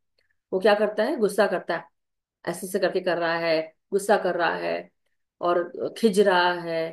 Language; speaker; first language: Hindi; native; Hindi